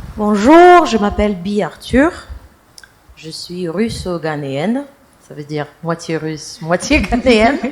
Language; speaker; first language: French; non-native, fluent; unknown